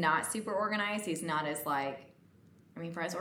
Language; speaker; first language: English; native; English